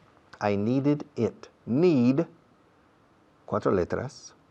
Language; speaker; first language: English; native; English